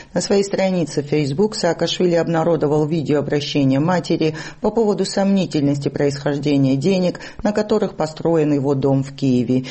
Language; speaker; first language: Russian; non-native, local second language; Georgian